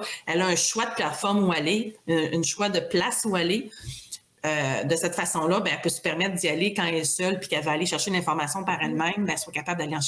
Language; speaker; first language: French; native; French